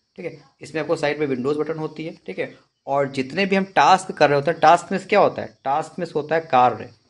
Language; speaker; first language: Hindi; native; Hindi